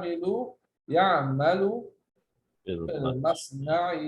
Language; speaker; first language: Arabic; non-native, fluent; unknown